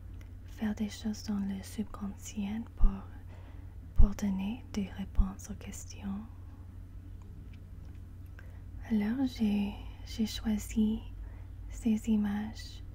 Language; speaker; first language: French; non-native, learner; English